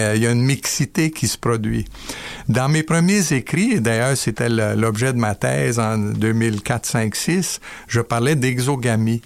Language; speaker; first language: French; native; French